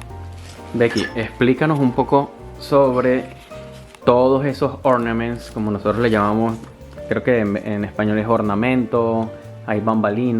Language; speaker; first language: Spanish; native; Spanish